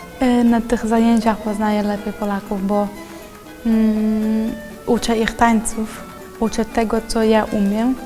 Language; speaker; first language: Polish; non-native, fluent; Chechen